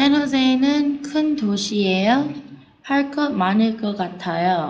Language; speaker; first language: Korean; non-native, learner; English